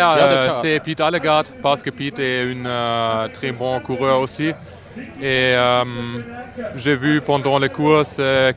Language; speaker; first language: French; non-native, learner; German